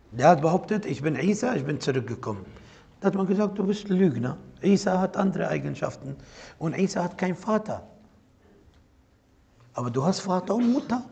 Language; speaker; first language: German; non-native, fluent; Arabic